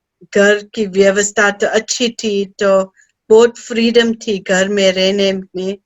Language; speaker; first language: Hindi; early bilingual, heritage; Hindi